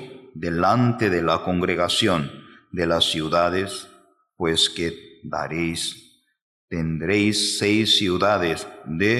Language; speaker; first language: Spanish; non-native, fluent; Korean